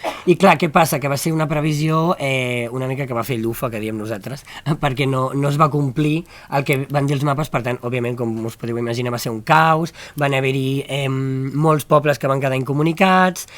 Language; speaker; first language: Catalan; native; Catalan